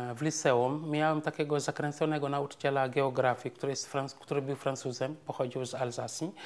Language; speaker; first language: Polish; non-native, fluent; Serer